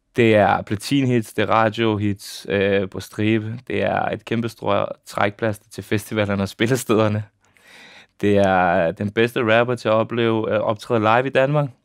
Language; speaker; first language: Danish; early bilingual, other home language; Serbian